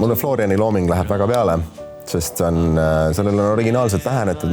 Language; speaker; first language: Estonian; native; Estonian